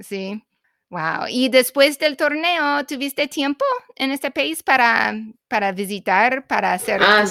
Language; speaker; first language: Spanish; non-native, fluent; English